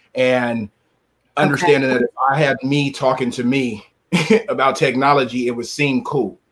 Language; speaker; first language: English; native; English